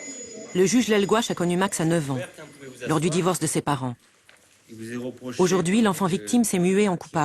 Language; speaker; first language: French; native; French